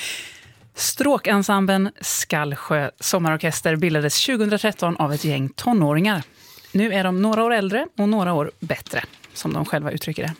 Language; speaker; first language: Swedish; native; Swedish